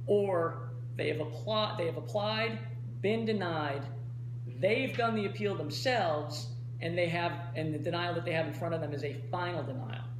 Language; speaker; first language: English; native; English